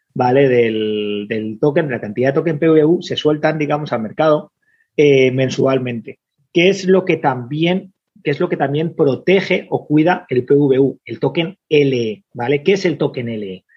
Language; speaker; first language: Spanish; native; Spanish